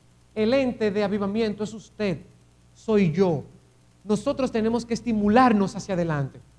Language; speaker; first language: Spanish; native; Spanish